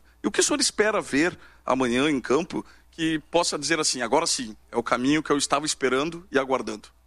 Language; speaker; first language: Portuguese; native; Portuguese